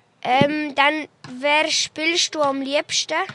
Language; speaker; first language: German; native; German